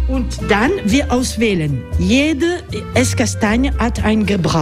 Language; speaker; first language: German; non-native, fluent; French